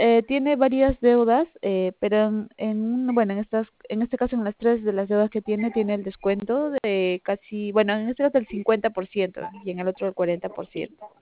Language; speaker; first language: Spanish; native; Spanish